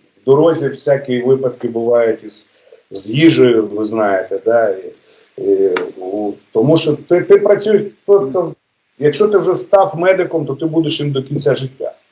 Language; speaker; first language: Ukrainian; native; Ukrainian